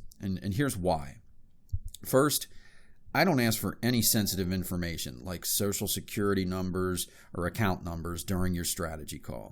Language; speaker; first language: English; native; English